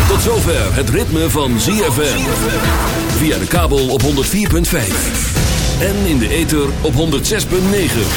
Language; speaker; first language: Dutch; native; Dutch